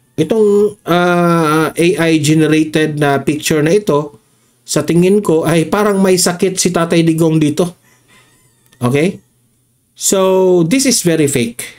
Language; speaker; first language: Filipino; non-native, local second language; Cebuano